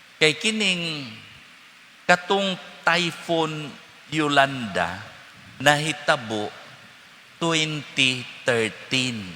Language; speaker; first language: Cebuano; native; Cebuano